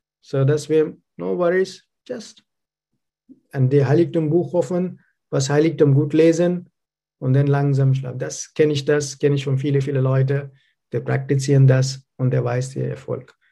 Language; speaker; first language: German; non-native, learner; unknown